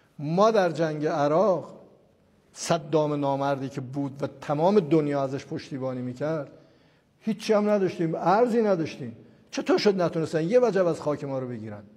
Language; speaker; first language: Persian; non-native, local second language; Azerbaijani